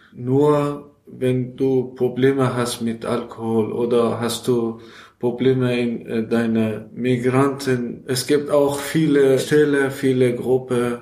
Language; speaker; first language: German; non-native, learner; Persian